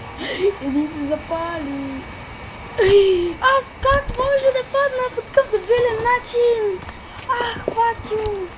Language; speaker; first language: Bulgarian; native; Bulgarian